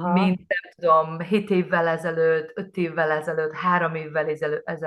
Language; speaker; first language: Hungarian; non-native, learner; Polish